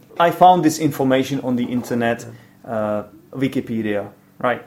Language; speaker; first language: English; non-native, fluent; Czech